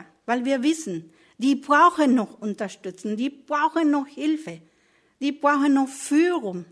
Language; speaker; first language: German; non-native, learner; Spanish